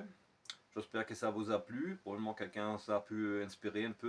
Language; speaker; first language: French; non-native, fluent; German